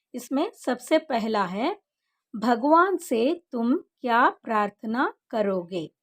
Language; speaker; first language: Hindi; non-native, local second language; Kannada